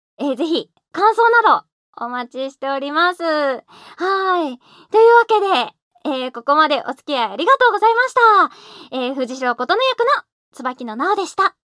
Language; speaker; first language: Japanese; native; Japanese